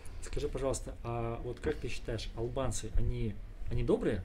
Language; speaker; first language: Russian; native; Russian